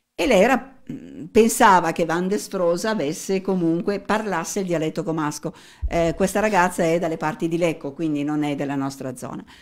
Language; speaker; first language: Italian; native; Italian